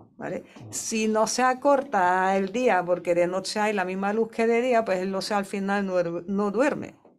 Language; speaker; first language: Spanish; non-native, fluent; German